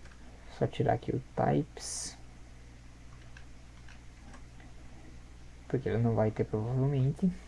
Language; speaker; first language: Portuguese; native; Portuguese